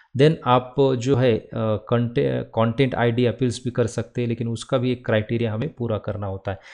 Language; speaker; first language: Hindi; non-native, local second language; Marathi